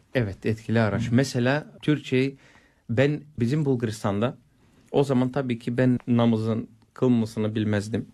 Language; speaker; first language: Turkish; non-native, fluent; Bulgarian